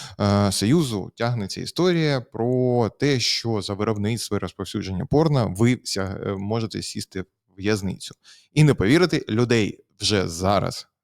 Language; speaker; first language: Ukrainian; native; Ukrainian